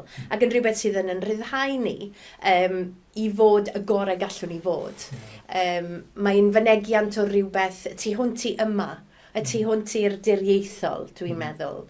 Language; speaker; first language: Welsh; native; Welsh